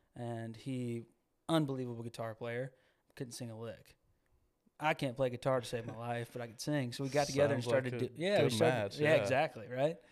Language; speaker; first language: English; native; English